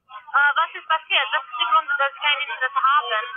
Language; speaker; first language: German; non-native, learner; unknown